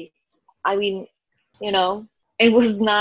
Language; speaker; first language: English; non-native, fluent; Croatian